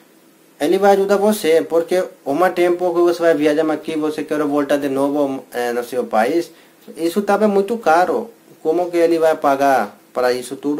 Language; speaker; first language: Portuguese; non-native, learner; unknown